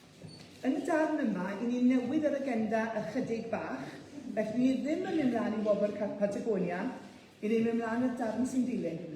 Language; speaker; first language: Welsh; native; Welsh